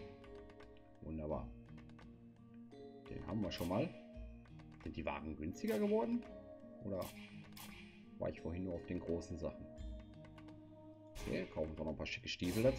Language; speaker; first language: German; native; German